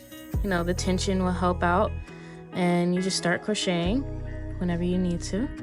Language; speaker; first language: English; native; English